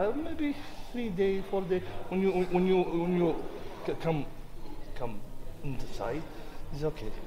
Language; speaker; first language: English; non-native, learner; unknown